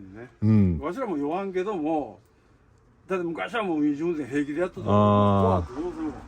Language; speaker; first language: Japanese; native; Japanese